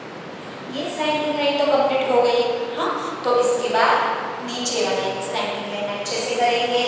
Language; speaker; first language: Hindi; native; Hindi